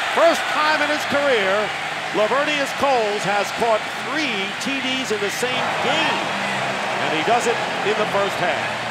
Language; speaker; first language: English; native; English